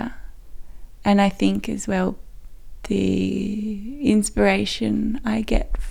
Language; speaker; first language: English; native; English